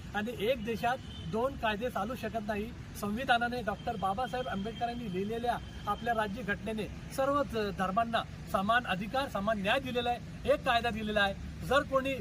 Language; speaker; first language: Marathi; non-native, local second language; Urdu